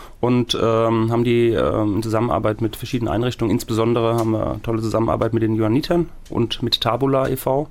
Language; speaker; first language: German; native; German